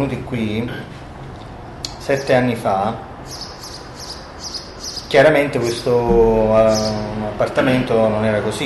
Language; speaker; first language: Italian; native; Italian